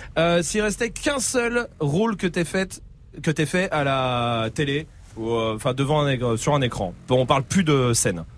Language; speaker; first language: French; native; French